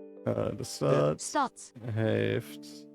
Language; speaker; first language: Dutch; non-native, learner; English